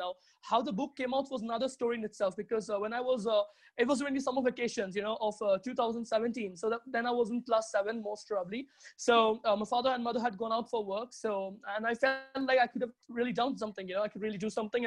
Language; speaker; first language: English; non-native, local second language; Bangla